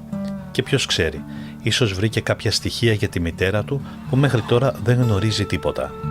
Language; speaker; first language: Greek; native; Greek